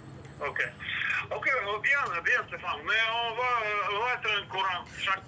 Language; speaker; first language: French; non-native, learner; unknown